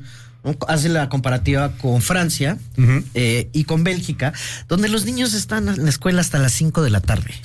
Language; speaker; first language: Spanish; native; Spanish